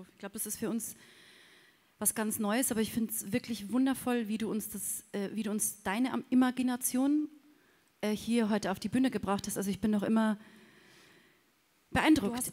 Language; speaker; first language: German; native; German